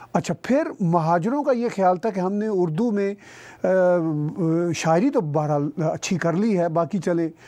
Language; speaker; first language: Urdu; non-native, local second language; Punjabi